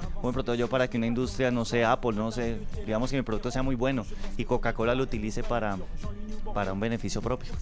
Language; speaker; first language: Spanish; native; Spanish